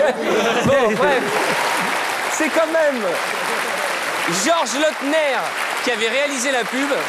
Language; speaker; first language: French; native; French